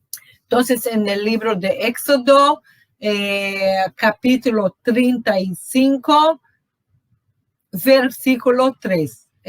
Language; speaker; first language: Spanish; non-native, fluent; Portuguese